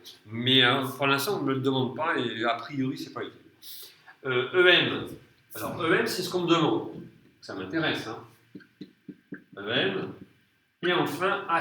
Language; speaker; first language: French; native; French